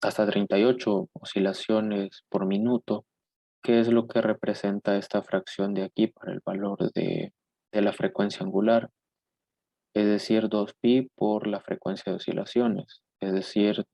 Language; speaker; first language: Spanish; native; Spanish